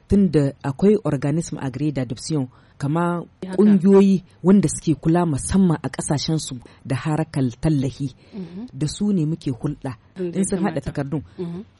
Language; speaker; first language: Hausa; native; Hausa